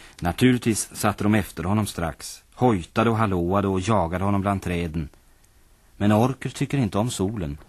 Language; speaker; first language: Swedish; native; Swedish